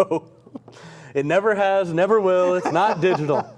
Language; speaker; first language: English; native; English